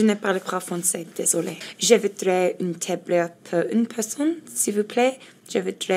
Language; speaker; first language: French; non-native, learner; English